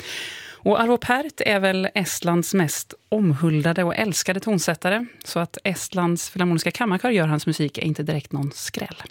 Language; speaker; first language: Swedish; native; Swedish